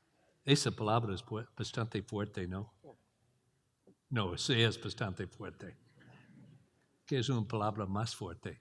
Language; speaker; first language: Spanish; non-native, learner; English